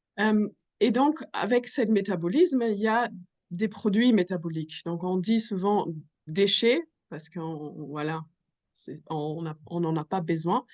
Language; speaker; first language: French; non-native, fluent; German